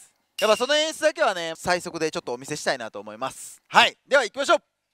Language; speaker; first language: Japanese; native; Japanese